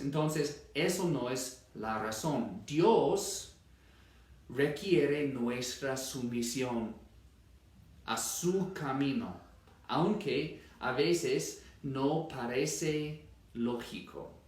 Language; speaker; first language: Spanish; non-native, fluent; English